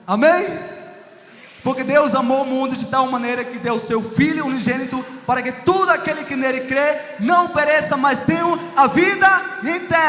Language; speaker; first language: Portuguese; non-native, local second language; Ticuna